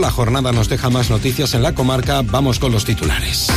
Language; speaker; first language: Spanish; native; Spanish